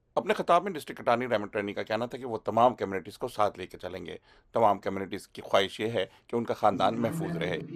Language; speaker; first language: Urdu; native; Urdu